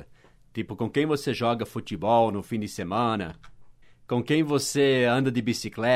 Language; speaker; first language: Portuguese; non-native, fluent; English